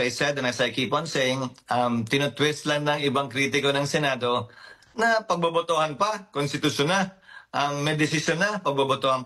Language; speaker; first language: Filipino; native; Filipino